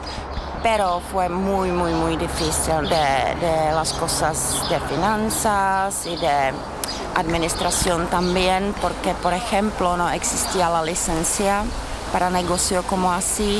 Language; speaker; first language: Spanish; non-native, learner; Czech